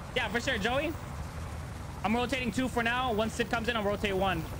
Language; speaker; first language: English; native; English